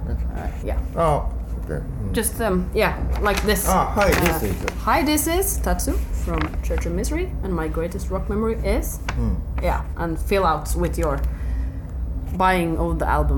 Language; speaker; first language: English; non-native, learner; Norwegian